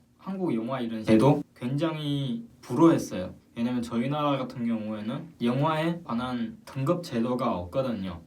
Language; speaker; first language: Korean; non-native, fluent; Chinese